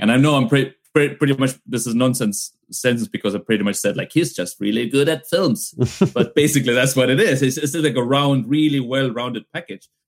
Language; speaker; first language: English; non-native, fluent; Estonian